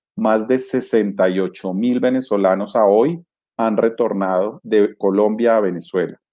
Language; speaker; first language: Spanish; native; Spanish